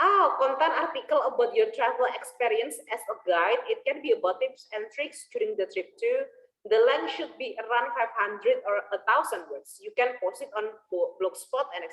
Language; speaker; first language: English; non-native, fluent; Indonesian